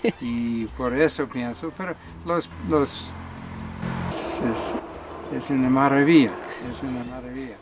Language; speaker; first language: Spanish; non-native, learner; English